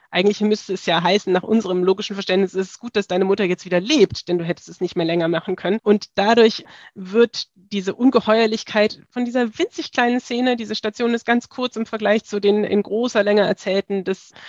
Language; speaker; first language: German; native; German